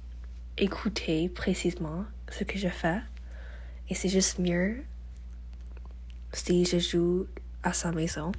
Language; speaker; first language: French; non-native, learner; English